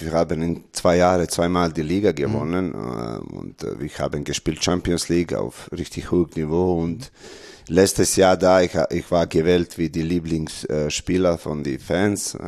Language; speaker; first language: German; non-native, learner; Serbian